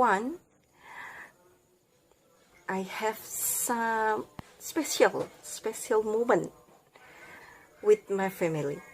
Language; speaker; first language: English; non-native, learner; Indonesian